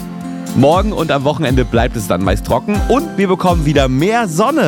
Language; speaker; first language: German; native; German